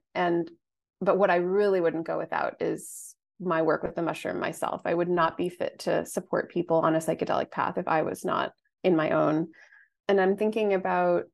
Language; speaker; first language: English; native; English